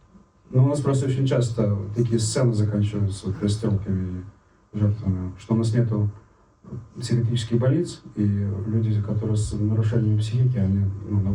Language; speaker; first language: Russian; native; Russian